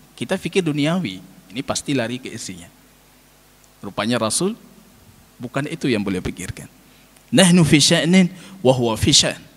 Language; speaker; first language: Malay; non-native, local second language; Achinese